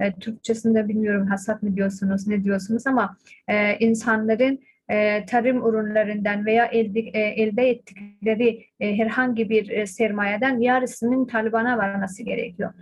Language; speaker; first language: Turkish; non-native, fluent; Persian